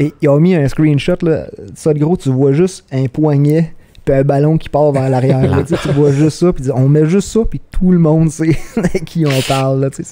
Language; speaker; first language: French; native; French